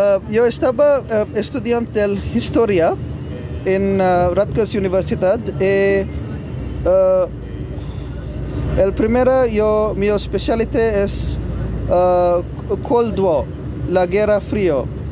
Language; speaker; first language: Spanish; non-native, learner; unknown